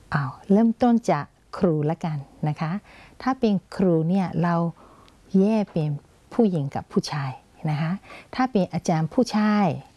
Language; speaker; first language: Thai; non-native, fluent; Burmese